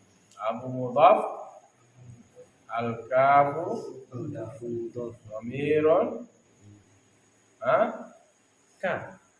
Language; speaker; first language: Arabic; non-native, fluent; Indonesian